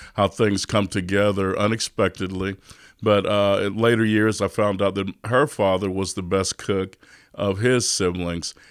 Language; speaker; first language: English; native; English